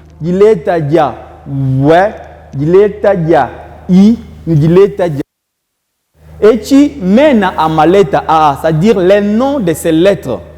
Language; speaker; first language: French; non-native, local second language; Luba-Lulua